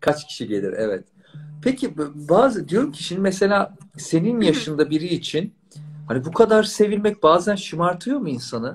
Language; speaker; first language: Turkish; native; Turkish